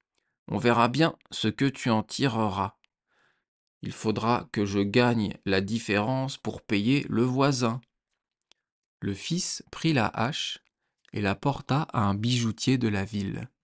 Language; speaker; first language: French; native; French